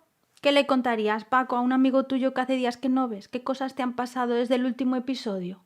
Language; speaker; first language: Spanish; native; Spanish